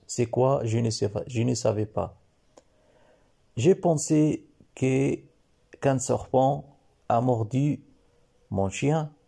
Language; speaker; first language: French; non-native, learner; Arabic